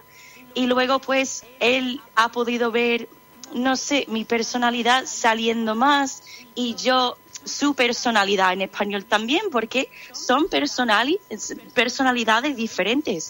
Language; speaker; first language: Spanish; non-native, fluent; English